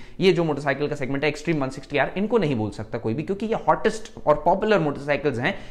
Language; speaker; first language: Hindi; native; Hindi